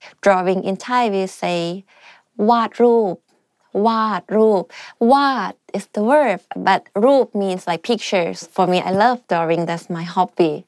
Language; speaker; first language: English; non-native, fluent; Thai